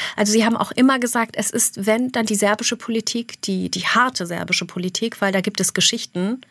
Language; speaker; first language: German; early bilingual, other home language; Albanian